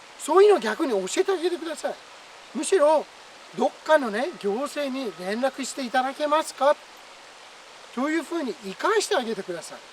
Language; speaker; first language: Japanese; non-native, fluent; Persian